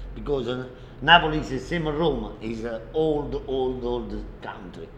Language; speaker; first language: English; non-native, learner; Italian